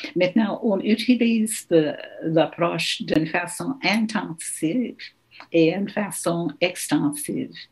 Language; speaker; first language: French; non-native, local second language; English